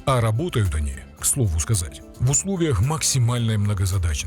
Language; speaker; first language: Russian; native; Russian